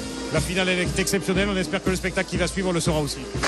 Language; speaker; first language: French; native; French